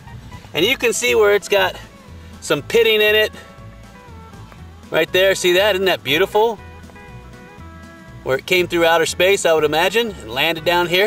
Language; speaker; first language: English; native; English